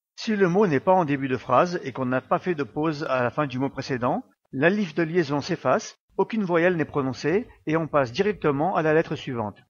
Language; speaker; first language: French; native; French